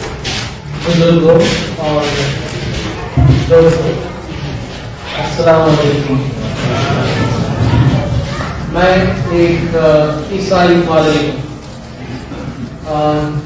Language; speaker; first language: Hindi; non-native, local second language; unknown